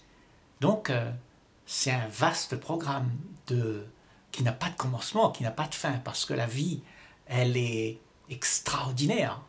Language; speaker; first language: French; native; French